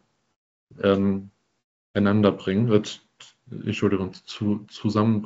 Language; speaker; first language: German; non-native, fluent; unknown